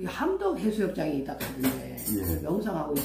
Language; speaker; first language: Korean; native; Korean